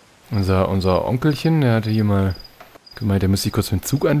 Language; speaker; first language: German; native; German